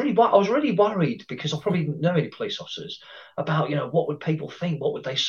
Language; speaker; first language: English; native; English